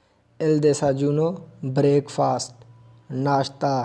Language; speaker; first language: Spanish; non-native, fluent; Urdu